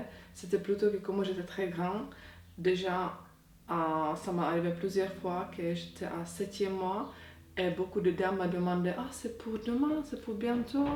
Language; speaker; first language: French; non-native, fluent; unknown